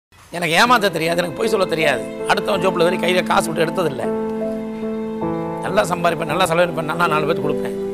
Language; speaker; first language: Tamil; native; Tamil